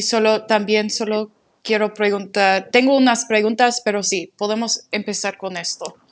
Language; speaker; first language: Spanish; non-native, fluent; English